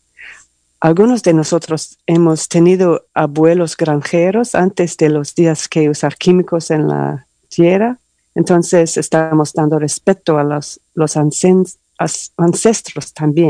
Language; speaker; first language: Spanish; non-native, learner; English